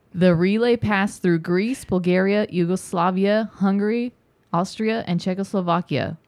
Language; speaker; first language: English; early bilingual, other home language; Filipino